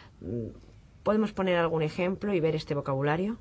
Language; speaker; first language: Spanish; native; Spanish